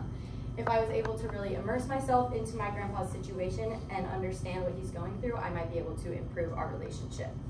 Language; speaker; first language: English; native; English